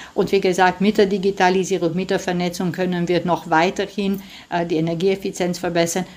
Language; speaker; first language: German; non-native, fluent; Romanian